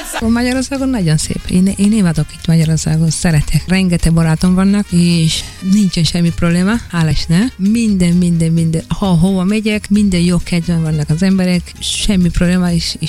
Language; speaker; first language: Hungarian; non-native, learner; Spanish